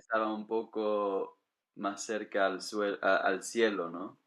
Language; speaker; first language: Spanish; non-native, fluent; English